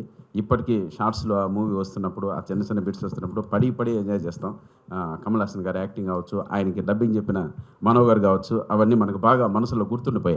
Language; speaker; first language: Telugu; native; Telugu